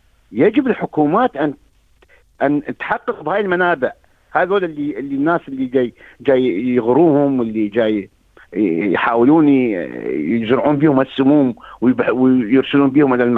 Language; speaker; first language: Arabic; native; Arabic